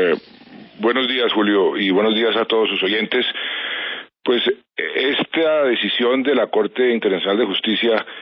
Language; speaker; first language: Spanish; native; Spanish